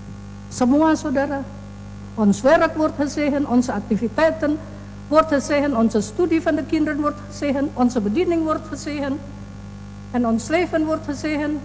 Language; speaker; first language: Dutch; non-native, fluent; Indonesian